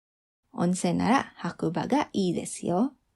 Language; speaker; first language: Japanese; non-native, fluent; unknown